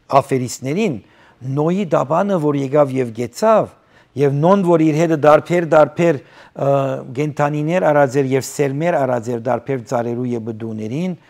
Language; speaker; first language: Armenian; early bilingual, heritage; Armenian